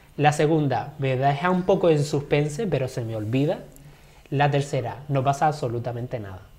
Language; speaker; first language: Spanish; native; Spanish